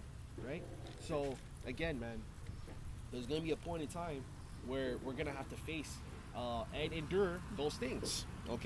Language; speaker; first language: English; native; English